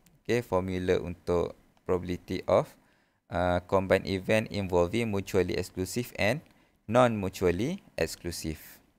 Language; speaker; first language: English; non-native, local second language; Malay